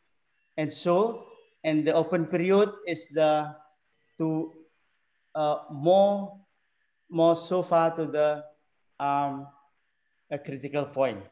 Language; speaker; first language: English; non-native, learner; Indonesian